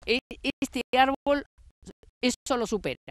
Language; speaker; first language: Spanish; native; Spanish